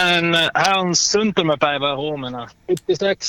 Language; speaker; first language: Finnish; early bilingual, heritage; Finnish